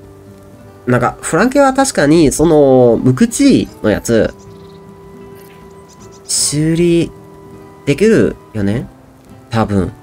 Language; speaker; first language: Japanese; non-native, learner; German